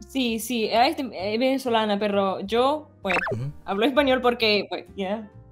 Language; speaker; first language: Spanish; non-native, fluent; French